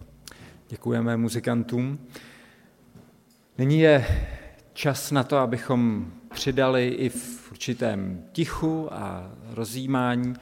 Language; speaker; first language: Czech; native; Czech